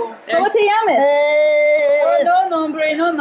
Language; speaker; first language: Spanish; non-native, learner; English